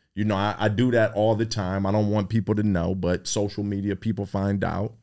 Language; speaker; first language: English; native; English